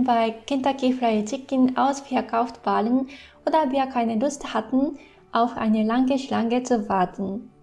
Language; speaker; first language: German; non-native, fluent; Japanese